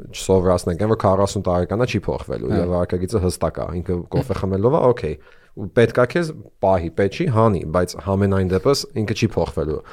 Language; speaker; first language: Armenian; early bilingual, heritage; Armenian